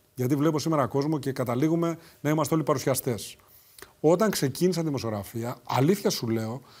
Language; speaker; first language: Greek; native; Greek